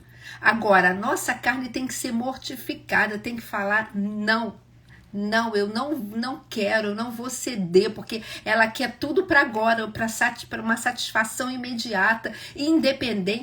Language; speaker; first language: Portuguese; native; Portuguese